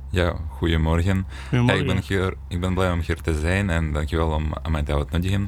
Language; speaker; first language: Dutch; non-native, fluent; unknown